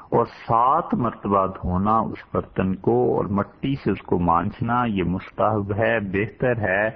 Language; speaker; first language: Urdu; native; Urdu